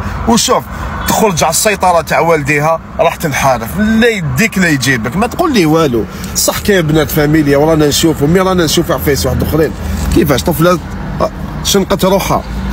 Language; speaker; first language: Arabic; native; Arabic